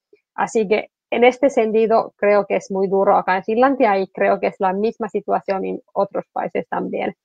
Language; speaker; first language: Spanish; non-native, fluent; Finnish